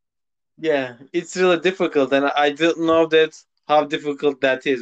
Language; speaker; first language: English; non-native, local second language; Turkish